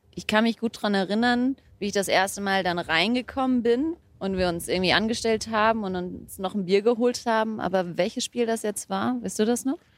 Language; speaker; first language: German; early bilingual, other home language; Portuguese